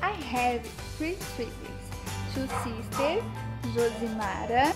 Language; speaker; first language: English; non-native, learner; Portuguese